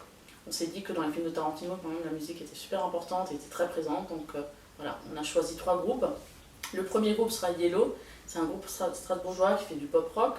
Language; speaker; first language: French; native; French